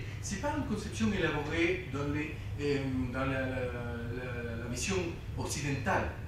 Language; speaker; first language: French; non-native, fluent; Spanish